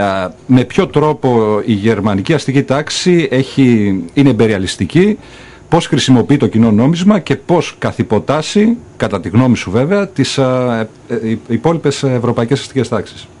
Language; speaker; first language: Greek; native; Greek